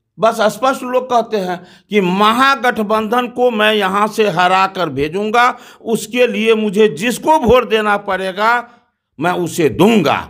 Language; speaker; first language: Hindi; native; Hindi